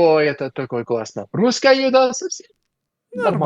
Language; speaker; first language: Russian; non-native, learner; English